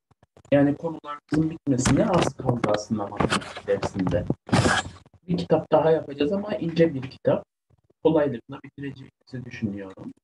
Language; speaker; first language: Turkish; native; Turkish